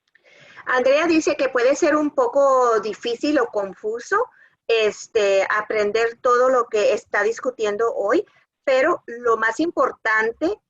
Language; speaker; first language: Spanish; early bilingual, other home language; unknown